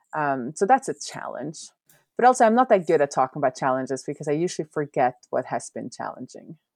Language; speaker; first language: English; non-native, fluent; Norwegian